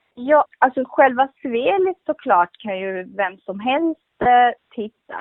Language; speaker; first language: Swedish; early bilingual, other home language; Kurdish